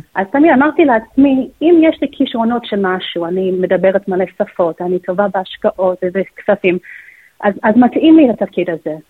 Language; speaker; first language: Hebrew; non-native, fluent; English